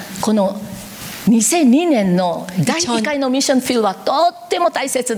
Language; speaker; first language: Japanese; non-native, learner; Korean